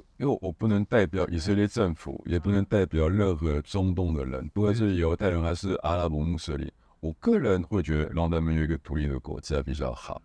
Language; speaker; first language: Chinese; non-native, fluent; Hebrew